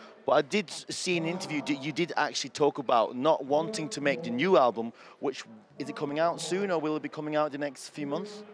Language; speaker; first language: English; non-native, fluent; German